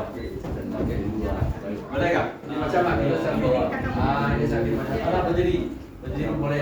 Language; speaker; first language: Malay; non-native, local second language; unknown